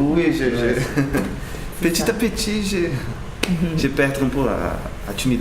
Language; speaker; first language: French; non-native, learner; Portuguese